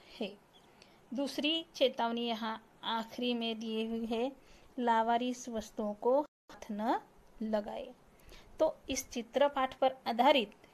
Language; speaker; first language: Hindi; non-native, local second language; Marathi